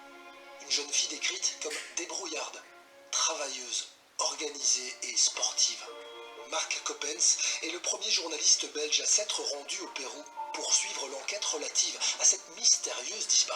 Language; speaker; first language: French; native; French